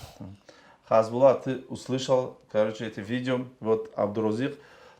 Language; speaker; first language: Russian; non-native, local second language; Tajik